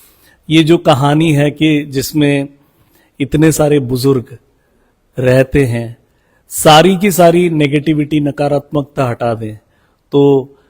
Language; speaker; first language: Hindi; native; Hindi